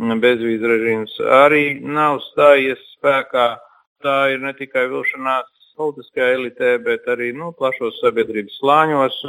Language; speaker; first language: Latvian; native; Latvian